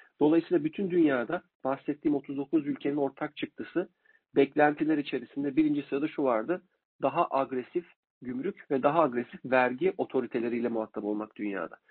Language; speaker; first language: Turkish; native; Turkish